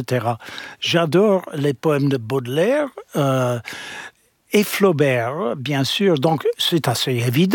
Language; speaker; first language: French; non-native, fluent; English